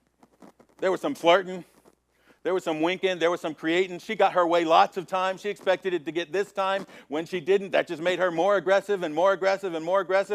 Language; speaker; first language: English; native; English